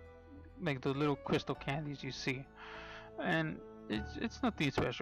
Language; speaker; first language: English; native; English